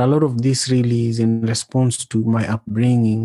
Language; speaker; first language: English; non-native, local second language; Luo (Kenya and Tanzania)